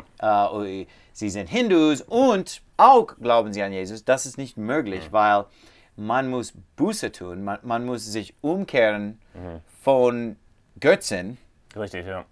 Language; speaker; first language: German; non-native, learner; English